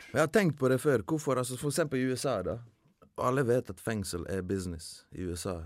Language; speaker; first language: Norwegian; early bilingual, other home language; Bosnian